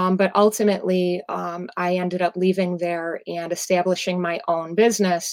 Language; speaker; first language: English; native; English